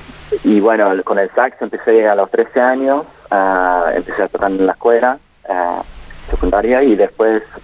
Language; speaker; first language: Spanish; non-native, fluent; English